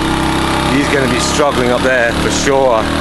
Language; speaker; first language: English; native; English